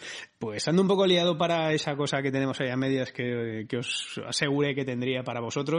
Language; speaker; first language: Spanish; native; Spanish